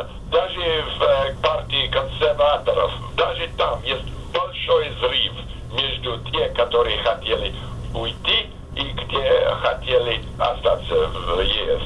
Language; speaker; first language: Russian; non-native, fluent; English